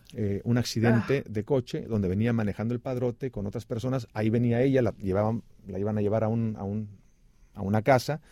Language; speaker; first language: Spanish; native; Spanish